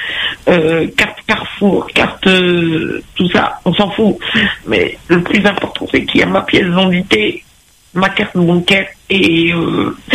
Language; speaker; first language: French; non-native, local second language; Arabic